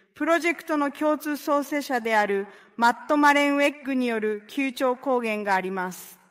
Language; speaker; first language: Japanese; non-native, fluent; Spanish